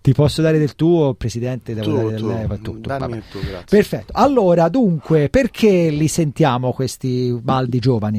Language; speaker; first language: Italian; native; Italian